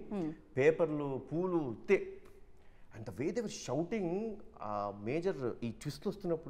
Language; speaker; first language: Telugu; native; Telugu